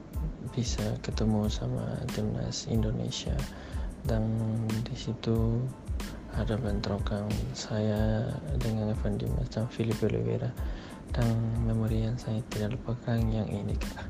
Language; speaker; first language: Indonesian; non-native, local second language; Tetum